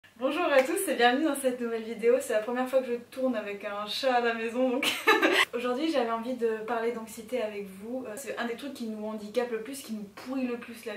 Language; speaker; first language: French; native; French